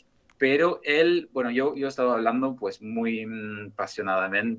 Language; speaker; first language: Spanish; non-native, fluent; English